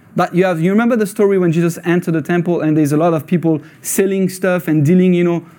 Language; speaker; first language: English; non-native, fluent; French